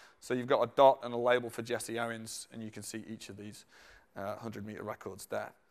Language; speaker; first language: English; native; English